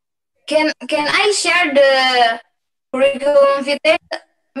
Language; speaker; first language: English; non-native, learner; Indonesian